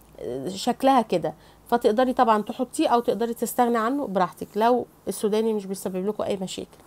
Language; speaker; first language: Arabic; native; Arabic